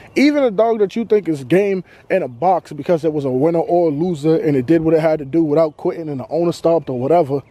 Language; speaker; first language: English; native; English